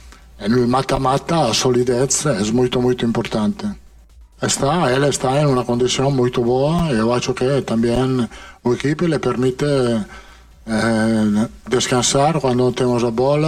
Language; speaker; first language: Portuguese; non-native, fluent; Italian